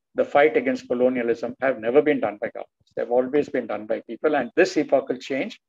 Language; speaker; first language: English; non-native, local second language; Telugu